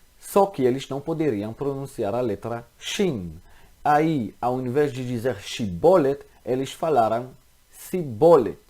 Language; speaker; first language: Portuguese; non-native, fluent; Hebrew